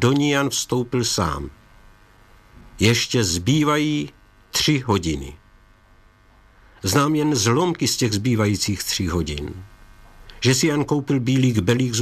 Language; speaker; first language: Czech; native; Czech